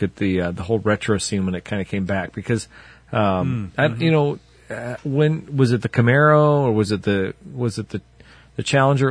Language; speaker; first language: English; native; English